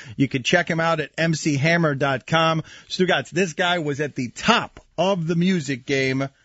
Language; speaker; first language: English; early bilingual, other home language; Spanish